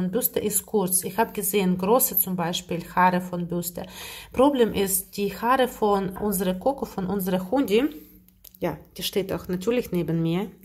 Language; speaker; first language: German; non-native, fluent; Russian